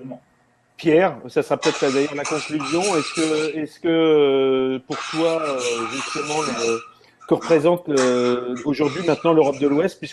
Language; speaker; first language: French; native; French